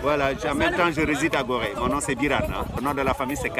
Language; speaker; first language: French; non-native, local second language; Wolof